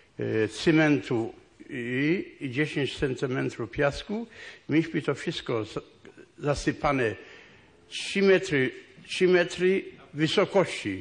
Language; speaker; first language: Polish; non-native, local second language; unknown